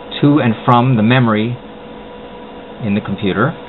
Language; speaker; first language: English; native; English